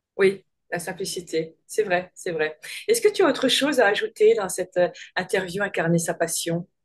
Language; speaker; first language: French; native; French